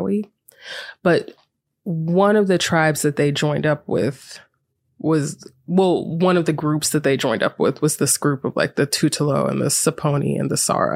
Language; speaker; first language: English; native; English